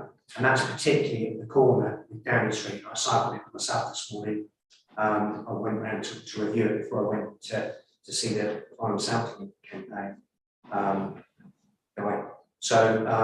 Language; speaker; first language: English; native; English